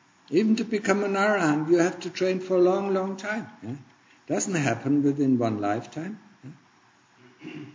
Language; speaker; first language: English; non-native, fluent; German